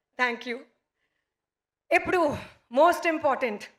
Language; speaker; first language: Telugu; non-native, local second language; Hindi